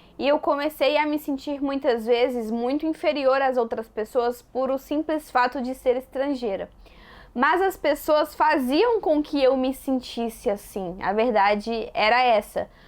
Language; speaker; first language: Portuguese; native; Portuguese